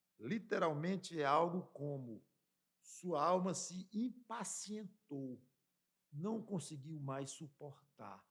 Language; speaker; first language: Portuguese; native; Portuguese